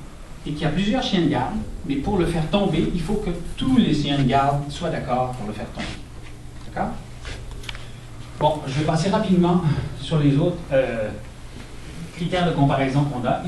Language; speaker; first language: French; native; French